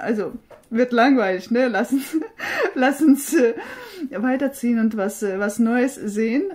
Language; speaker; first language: German; non-native, fluent; Russian